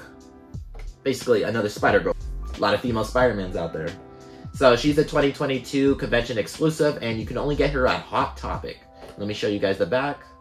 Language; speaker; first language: English; native; English